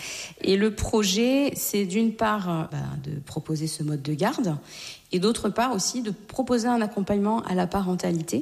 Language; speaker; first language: French; native; French